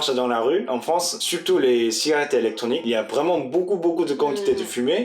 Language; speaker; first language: French; non-native, fluent; Korean